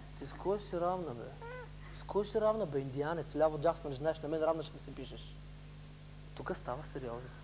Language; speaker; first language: Bulgarian; early bilingual, heritage; Bulgarian